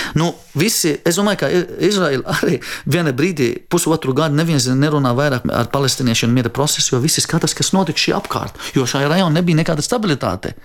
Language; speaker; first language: Latvian; non-native, fluent; Arabic